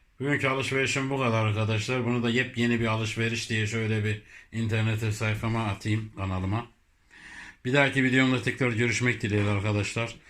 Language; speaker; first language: Turkish; early bilingual, heritage; Turkish